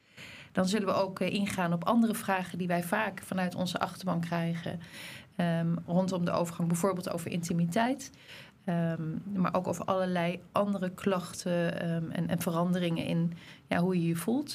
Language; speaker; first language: Dutch; native; Dutch